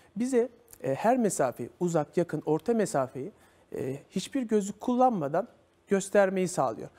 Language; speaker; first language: Turkish; native; Turkish